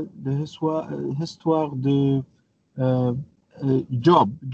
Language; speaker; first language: French; non-native, learner; Arabic